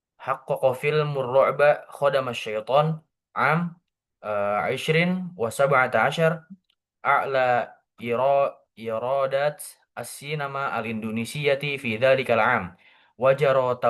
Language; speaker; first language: Arabic; non-native, learner; Indonesian